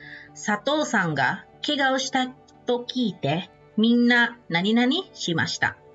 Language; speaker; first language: Japanese; non-native, fluent; Indonesian